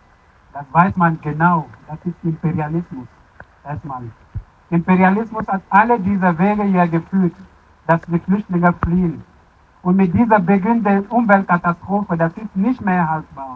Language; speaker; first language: German; non-native, fluent; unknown